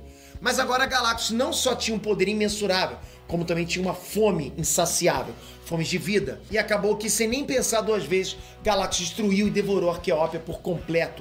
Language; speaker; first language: Portuguese; native; Portuguese